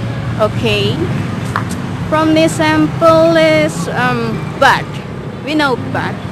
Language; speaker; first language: English; non-native, learner; Indonesian